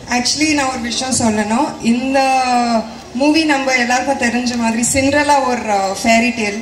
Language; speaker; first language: Tamil; non-native, local second language; Hindi